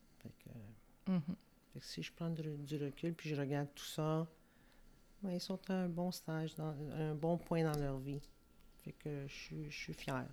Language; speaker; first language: French; native; French